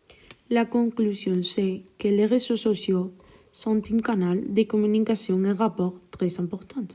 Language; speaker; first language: French; non-native, learner; Spanish